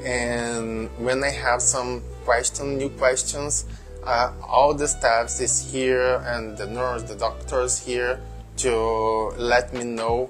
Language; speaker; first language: English; non-native, learner; Portuguese